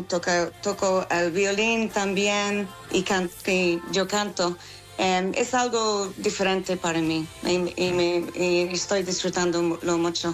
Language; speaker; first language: Spanish; non-native, fluent; English